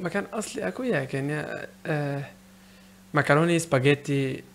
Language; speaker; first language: Indonesian; non-native, learner; Arabic